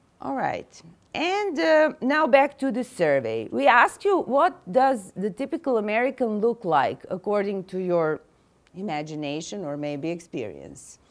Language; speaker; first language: English; non-native, fluent; Serbian